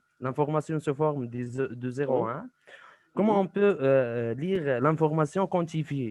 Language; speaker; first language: French; non-native, local second language; Arabic